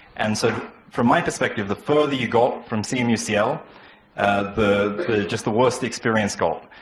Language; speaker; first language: English; native; English